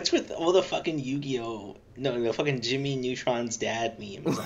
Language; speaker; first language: English; native; English